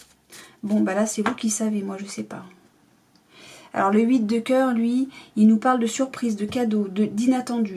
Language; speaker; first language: French; native; French